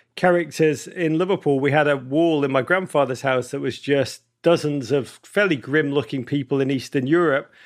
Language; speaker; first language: English; native; English